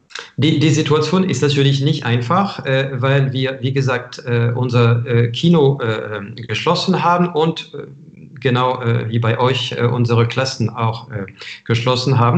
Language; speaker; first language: German; non-native, fluent; French